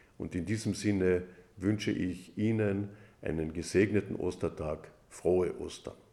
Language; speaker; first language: German; native; German